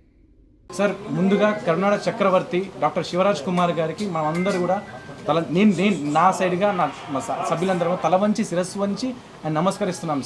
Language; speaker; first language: Telugu; native; Telugu